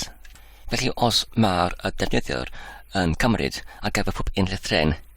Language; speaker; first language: Welsh; non-native, learner; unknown